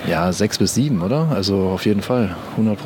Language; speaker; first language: German; native; German